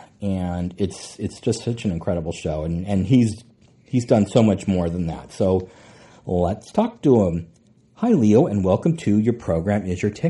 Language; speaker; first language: English; native; English